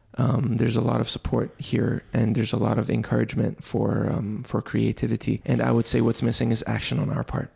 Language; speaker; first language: English; early bilingual, other home language; Arabic